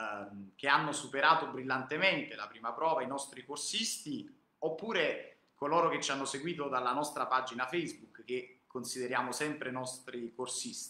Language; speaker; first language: Italian; native; Italian